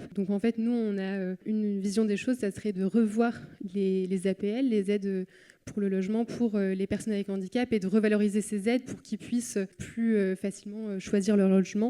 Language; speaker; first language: French; native; French